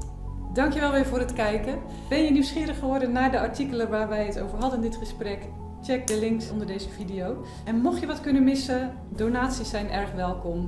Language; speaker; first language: Dutch; native; Dutch